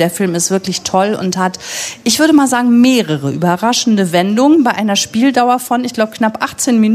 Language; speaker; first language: German; native; German